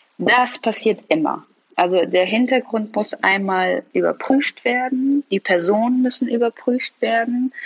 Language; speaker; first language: German; early bilingual, other home language; Persian